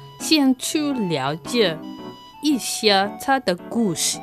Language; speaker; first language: Chinese; non-native, learner; English